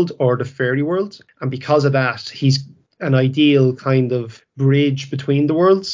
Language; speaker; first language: English; native; English